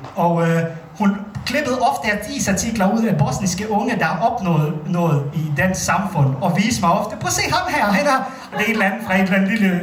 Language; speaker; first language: Danish; early bilingual, other home language; Bosnian